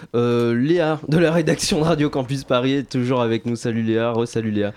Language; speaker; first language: French; native; French